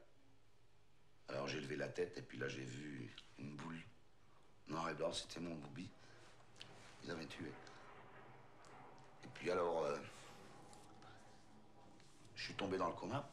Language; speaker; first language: French; native; French